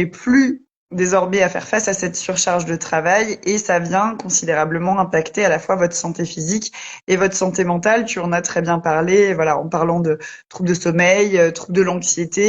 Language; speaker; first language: French; native; French